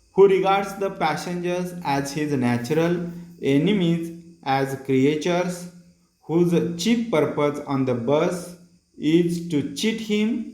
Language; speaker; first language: English; non-native, local second language; Marathi